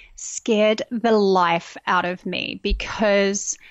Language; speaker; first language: English; native; English